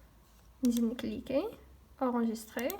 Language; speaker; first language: Arabic; native; Arabic